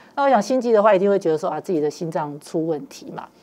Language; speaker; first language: Chinese; native; Chinese